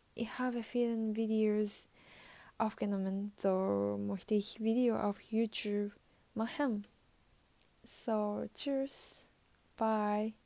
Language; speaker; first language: German; non-native, learner; Japanese